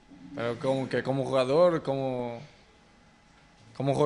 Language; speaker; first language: Spanish; non-native, fluent; Portuguese